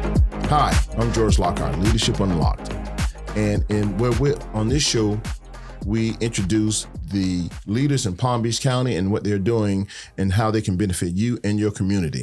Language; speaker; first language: English; native; English